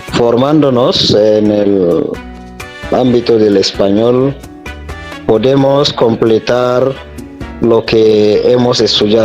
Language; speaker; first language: Spanish; non-native, fluent; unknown